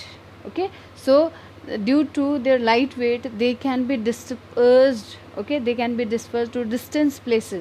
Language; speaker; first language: English; non-native, local second language; Hindi